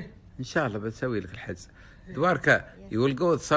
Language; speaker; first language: Arabic; native; Arabic